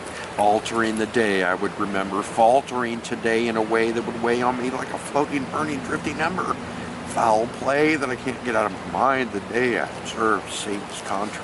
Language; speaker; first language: English; native; English